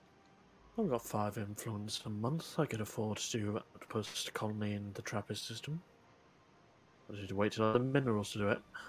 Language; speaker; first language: English; native; English